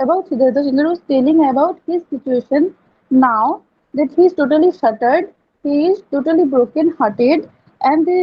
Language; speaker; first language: English; non-native, learner; Bangla